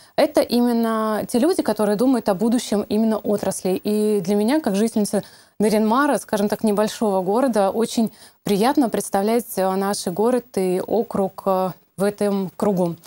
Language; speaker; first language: Russian; native; Russian